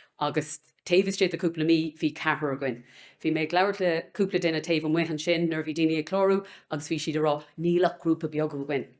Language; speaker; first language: Irish; non-native, local second language; English